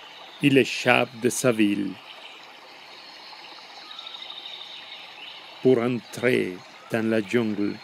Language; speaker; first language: French; non-native, learner; Spanish